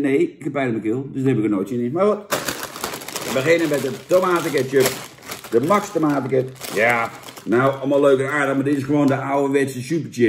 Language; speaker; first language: Dutch; native; Dutch